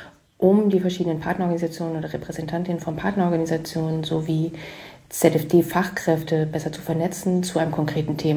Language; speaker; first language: German; native; German